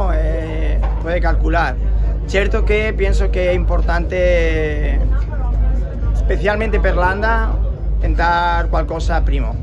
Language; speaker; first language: Italian; non-native, learner; Spanish